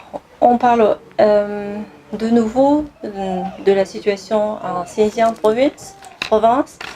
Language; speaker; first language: French; non-native, fluent; Kazakh